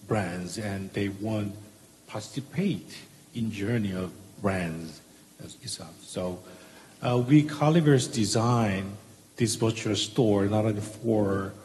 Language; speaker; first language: English; non-native, fluent; Korean